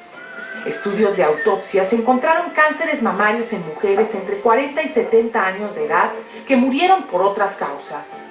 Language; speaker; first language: Spanish; native; Spanish